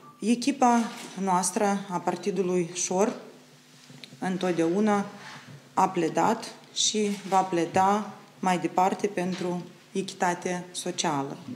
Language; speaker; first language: Romanian; native; Romanian